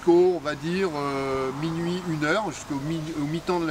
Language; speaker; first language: French; native; French